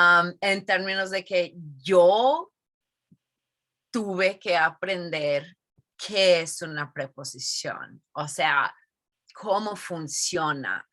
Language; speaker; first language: Spanish; non-native, fluent; English